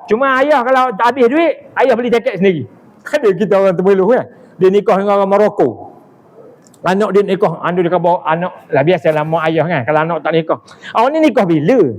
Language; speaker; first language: Malay; native; Malay